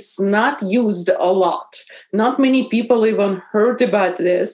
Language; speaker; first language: English; non-native, fluent; Russian